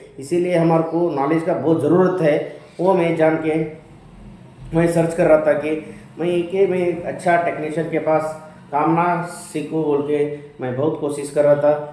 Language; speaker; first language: Hindi; non-native, local second language; Kannada